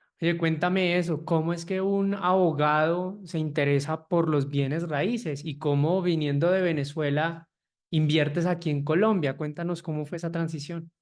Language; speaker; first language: Spanish; native; Spanish